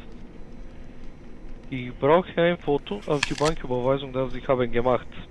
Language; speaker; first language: German; non-native, learner; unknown